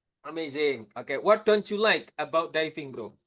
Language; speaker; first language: English; non-native, fluent; Indonesian